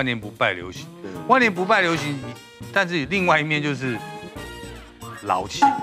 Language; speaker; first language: Chinese; native; Chinese